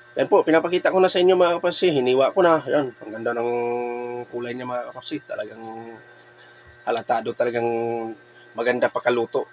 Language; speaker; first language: Filipino; non-native, local second language; Cebuano